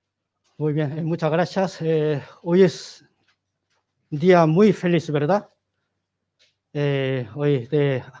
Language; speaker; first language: Spanish; non-native, learner; Korean